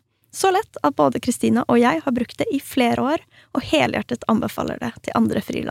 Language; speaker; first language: Norwegian; native; Norwegian